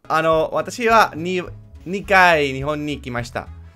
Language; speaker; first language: Japanese; non-native, learner; Spanish